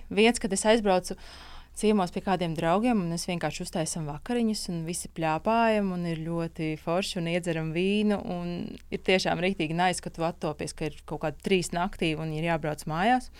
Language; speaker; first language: Latvian; native; Latvian